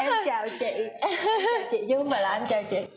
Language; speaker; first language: Vietnamese; native; Vietnamese